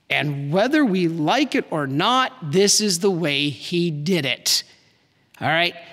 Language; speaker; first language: English; native; English